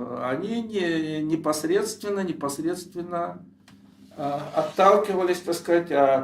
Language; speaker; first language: Russian; native; Russian